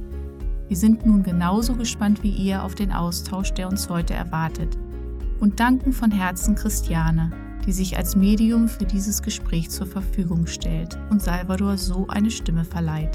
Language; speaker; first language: German; native; German